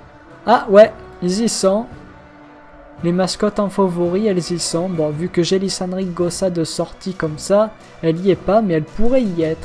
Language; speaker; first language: French; native; French